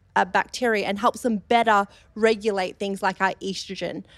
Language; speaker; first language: English; native; English